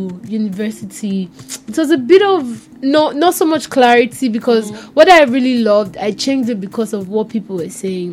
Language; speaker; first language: English; non-native, local second language; Nigerian Pidgin